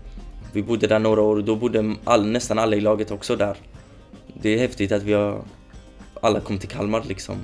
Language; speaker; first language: Swedish; early bilingual, other home language; Kurdish